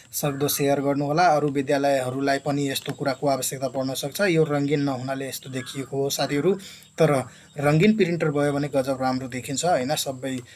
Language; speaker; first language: Nepali; native; Nepali